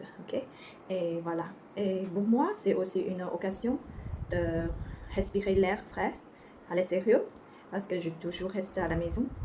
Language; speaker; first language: French; non-native, learner; Chinese